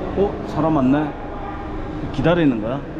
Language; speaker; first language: Korean; native; Korean